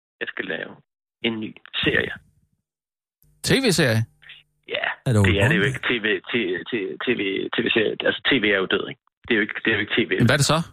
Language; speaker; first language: Danish; native; Danish